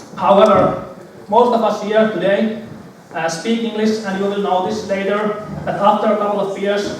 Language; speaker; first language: English; non-native, fluent; Finnish